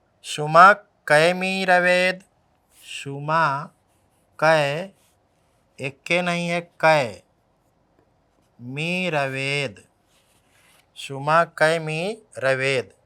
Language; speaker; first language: Persian; non-native, learner; Urdu